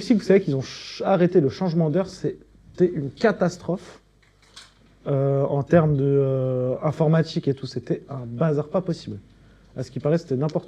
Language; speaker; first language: French; native; French